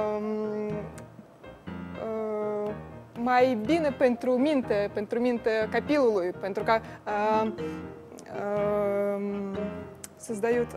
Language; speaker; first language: Romanian; non-native, learner; Russian